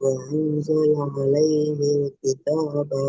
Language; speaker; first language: Arabic; non-native, learner; Bangla